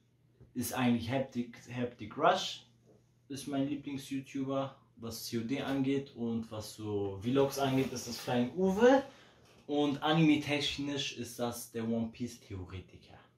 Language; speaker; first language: German; early bilingual, heritage; Polish